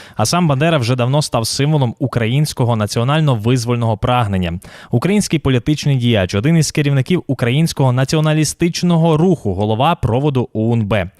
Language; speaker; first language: Ukrainian; native; Ukrainian